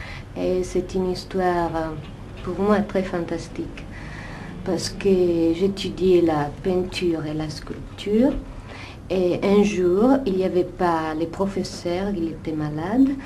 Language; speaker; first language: French; non-native, fluent; Italian